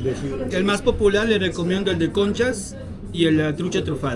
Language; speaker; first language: Spanish; native; Spanish